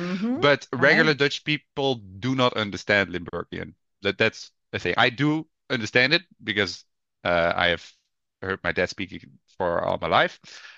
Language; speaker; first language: English; non-native, fluent; Dutch